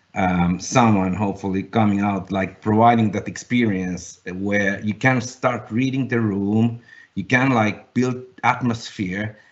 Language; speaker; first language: English; non-native, fluent; Finnish